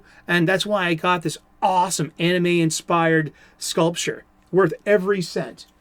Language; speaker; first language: English; native; English